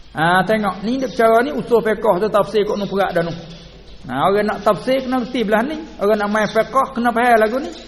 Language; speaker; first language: Malay; native; Malay